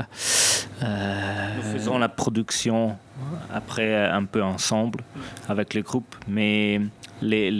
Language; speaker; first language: French; non-native, local second language; Italian